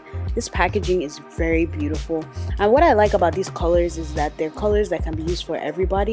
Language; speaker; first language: English; native; English